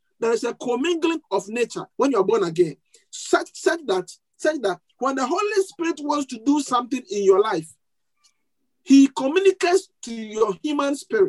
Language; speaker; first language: English; non-native, local second language; Akan